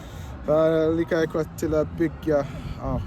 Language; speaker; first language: Icelandic; non-native, learner; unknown